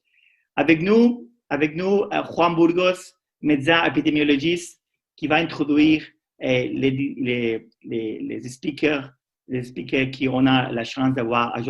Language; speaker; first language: French; non-native, learner; Spanish